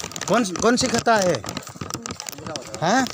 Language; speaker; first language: Hindi; non-native, local second language; Khasi